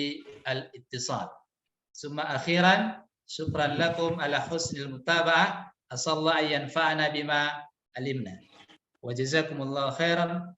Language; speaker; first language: Arabic; non-native, fluent; Indonesian